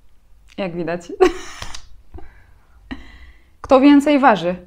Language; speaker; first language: Polish; native; Polish